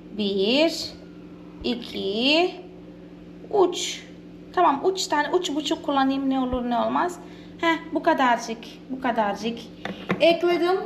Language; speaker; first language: Turkish; non-native, fluent; Portuguese